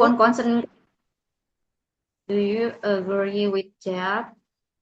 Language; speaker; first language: English; non-native, learner; Indonesian